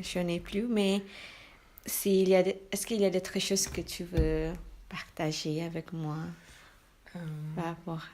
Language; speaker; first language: French; non-native, learner; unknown